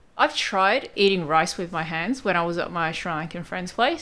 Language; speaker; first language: English; early bilingual, other home language; Cantonese